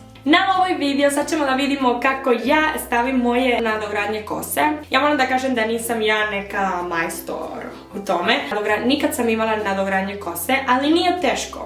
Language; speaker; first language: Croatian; early bilingual, heritage; Spanish